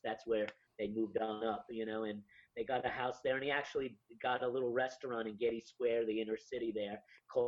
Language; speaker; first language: English; native; English